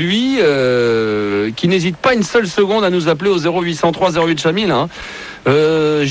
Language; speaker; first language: French; native; French